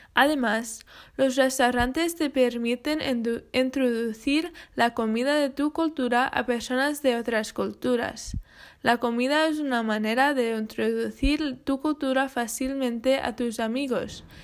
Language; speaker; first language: Spanish; non-native, fluent; English